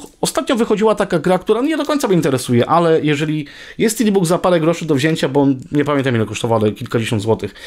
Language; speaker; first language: Polish; native; Polish